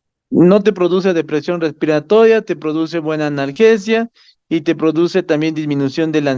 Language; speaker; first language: Spanish; native; Spanish